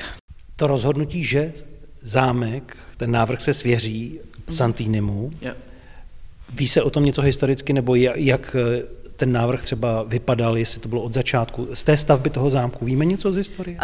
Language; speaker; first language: Czech; native; Czech